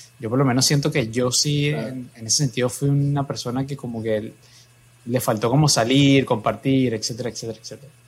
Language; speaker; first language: Spanish; native; Spanish